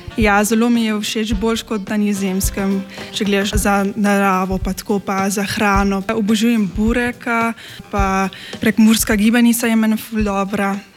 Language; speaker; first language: Slovenian; early bilingual, heritage; Dutch